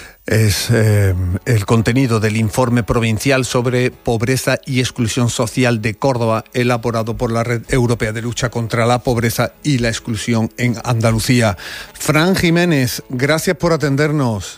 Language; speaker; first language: Spanish; native; Spanish